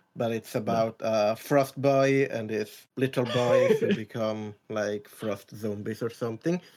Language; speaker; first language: English; non-native, fluent; Italian